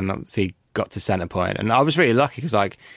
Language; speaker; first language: English; native; English